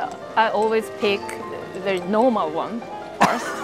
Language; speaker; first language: English; non-native, learner; Japanese